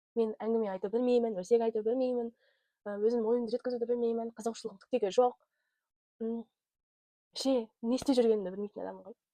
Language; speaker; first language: Kazakh; non-native, local second language; Russian